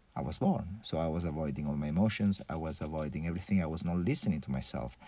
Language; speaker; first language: English; early bilingual, other home language; Italian